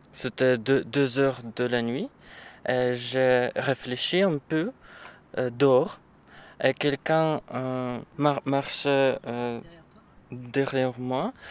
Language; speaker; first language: French; non-native, learner; Ukrainian